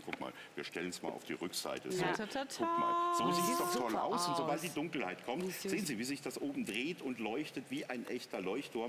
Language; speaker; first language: German; native; German